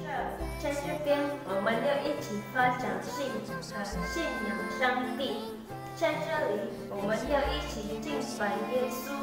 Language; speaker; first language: Chinese; non-native, learner; Indonesian